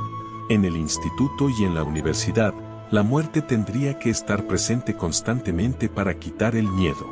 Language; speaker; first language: Spanish; native; Spanish